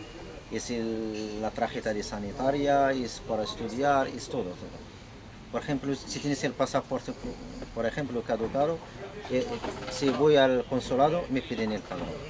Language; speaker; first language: Spanish; non-native, learner; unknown